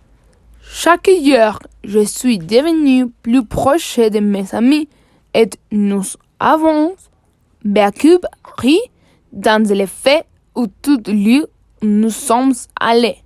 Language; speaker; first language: French; non-native, learner; Spanish